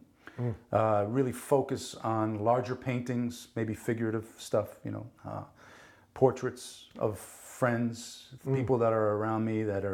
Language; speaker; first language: English; early bilingual, other home language; Italian